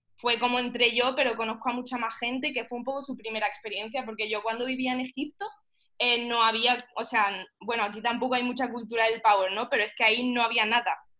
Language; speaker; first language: Spanish; early bilingual, heritage; Spanish